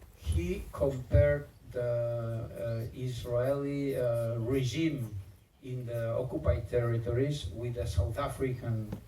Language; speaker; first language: English; non-native, fluent; Catalan